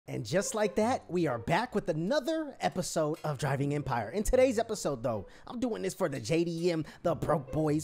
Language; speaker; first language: English; native; English